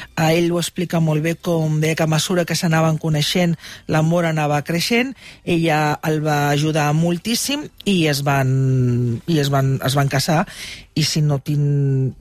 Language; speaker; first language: Catalan; native; Catalan